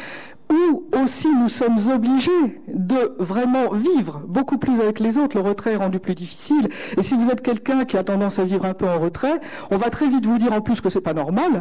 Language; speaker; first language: French; native; French